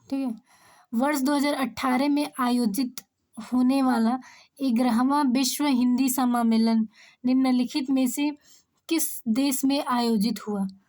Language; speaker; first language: Hindi; native; Hindi